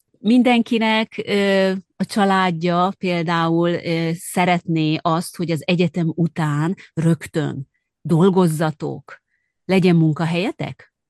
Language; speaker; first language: Hungarian; native; Hungarian